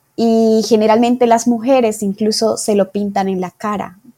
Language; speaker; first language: Spanish; native; Spanish